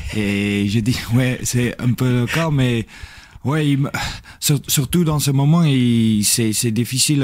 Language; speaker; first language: French; non-native, learner; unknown